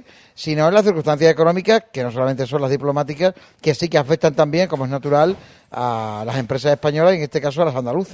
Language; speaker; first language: Spanish; native; Spanish